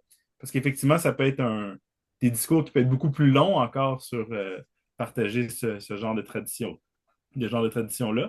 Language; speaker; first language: French; native; French